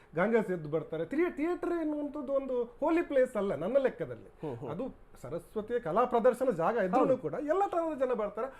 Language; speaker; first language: Kannada; non-native, local second language; Tulu